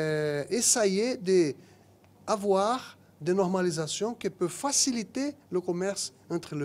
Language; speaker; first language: French; non-native, fluent; Portuguese